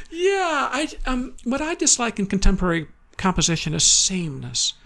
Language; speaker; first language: English; native; English